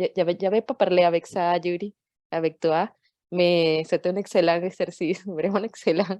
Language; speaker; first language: French; non-native, fluent; Portuguese